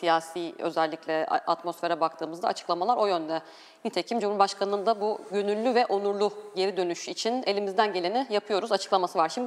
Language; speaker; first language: Turkish; native; Turkish